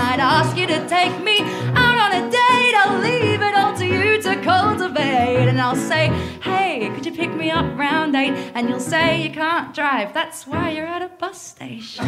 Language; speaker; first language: English; native; English